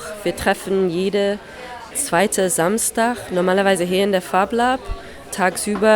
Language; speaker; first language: German; non-native, fluent; English